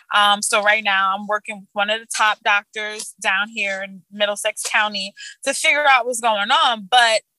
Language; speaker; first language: English; native; English